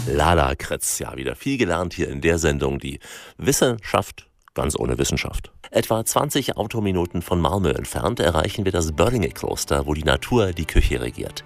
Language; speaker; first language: German; native; German